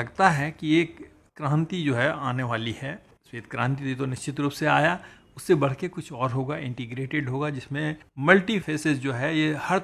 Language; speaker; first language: Hindi; native; Hindi